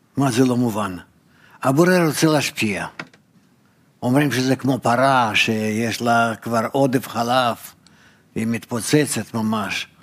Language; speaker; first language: Hebrew; non-native, fluent; Russian